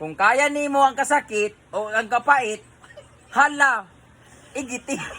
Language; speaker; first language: Filipino; non-native, local second language; Cebuano